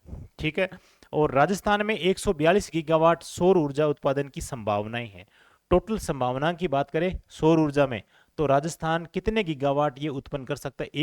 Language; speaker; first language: Hindi; native; Hindi